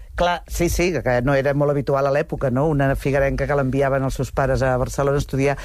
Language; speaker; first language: Catalan; native; Catalan